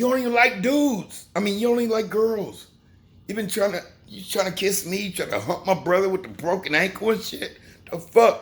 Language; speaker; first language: English; native; English